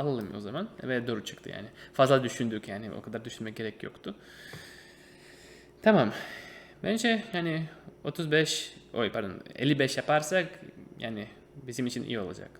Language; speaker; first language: Turkish; non-native, fluent; Russian